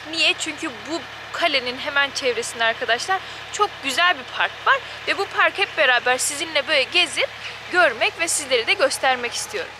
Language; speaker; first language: Turkish; native; Turkish